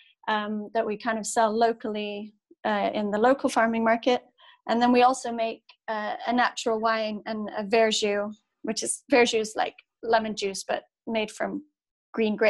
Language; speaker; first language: English; native; English